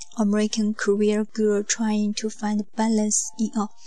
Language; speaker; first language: English; non-native, learner; Chinese